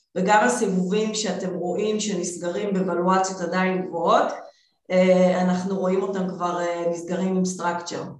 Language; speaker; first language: Hebrew; native; Hebrew